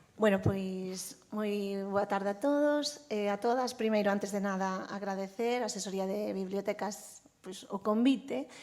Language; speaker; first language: Galician; non-native, local second language; Spanish